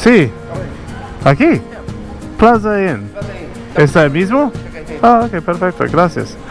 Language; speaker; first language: Spanish; non-native, learner; English